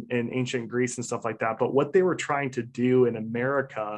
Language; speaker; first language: English; native; English